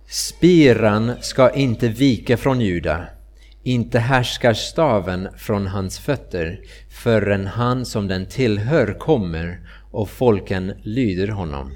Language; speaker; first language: Swedish; non-native, fluent; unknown